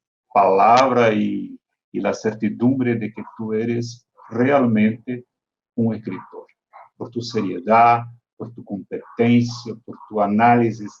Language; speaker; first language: Spanish; non-native, fluent; Portuguese